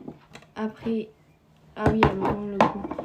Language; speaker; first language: French; native; French